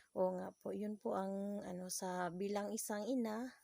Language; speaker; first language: Filipino; non-native, local second language; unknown